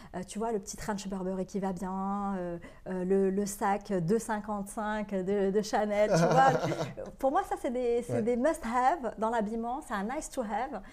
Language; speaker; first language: French; non-native, local second language; Arabic